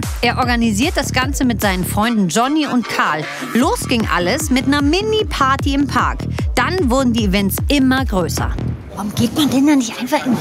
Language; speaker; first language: German; native; German